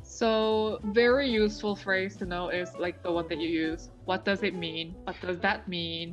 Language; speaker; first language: English; native; English